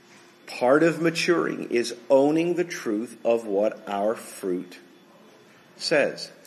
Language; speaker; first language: English; native; English